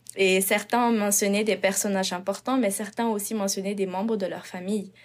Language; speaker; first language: French; non-native, local second language; Malagasy